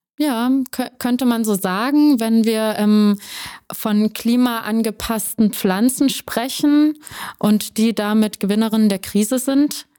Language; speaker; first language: German; native; German